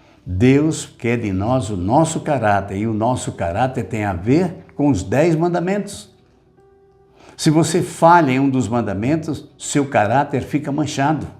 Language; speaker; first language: Portuguese; native; Portuguese